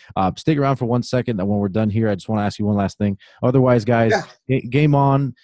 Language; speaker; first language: English; native; English